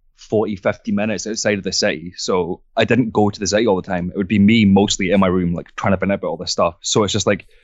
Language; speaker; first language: English; non-native, fluent; French